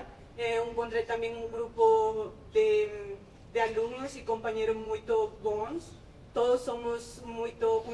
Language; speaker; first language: Portuguese; non-native, fluent; Spanish